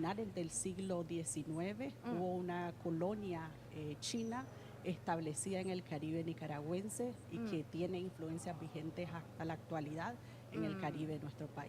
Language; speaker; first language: Spanish; native; Spanish